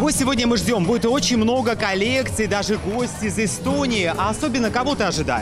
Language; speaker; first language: Russian; native; Russian